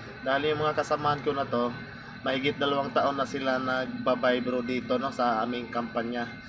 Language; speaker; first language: Filipino; non-native, local second language; Cebuano